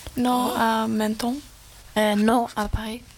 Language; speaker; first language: French; non-native, learner; Swedish